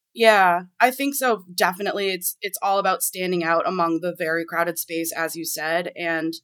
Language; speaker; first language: English; native; English